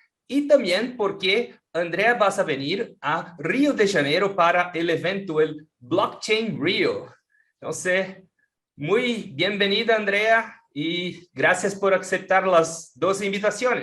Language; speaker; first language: Spanish; non-native, fluent; Portuguese